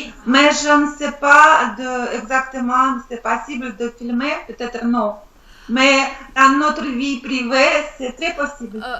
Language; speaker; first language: French; non-native, learner; Russian